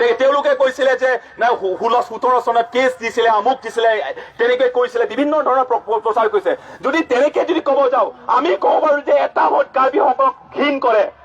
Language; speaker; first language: Assamese; non-native, local second language; Karbi